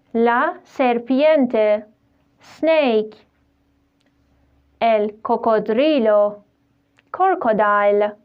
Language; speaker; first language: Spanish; non-native, fluent; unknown